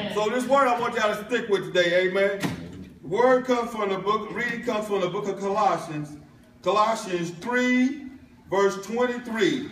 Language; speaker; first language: English; native; English